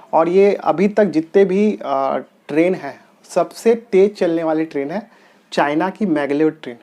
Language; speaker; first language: Hindi; non-native, local second language; Telugu